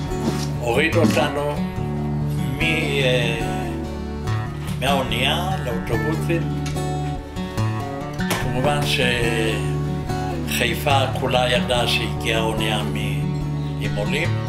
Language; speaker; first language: Hebrew; non-native, fluent; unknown